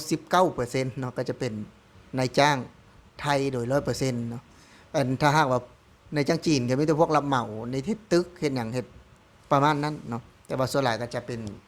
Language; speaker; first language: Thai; non-native, local second language; Lao